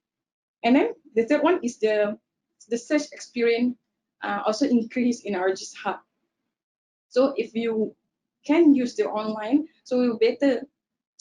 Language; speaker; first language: English; non-native, local second language; Malay